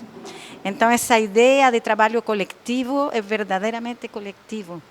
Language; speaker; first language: Portuguese; non-native, fluent; Spanish